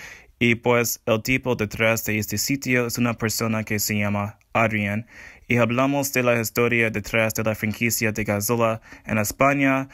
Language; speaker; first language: Spanish; non-native, learner; English